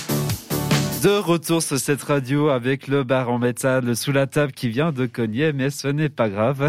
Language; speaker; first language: French; native; French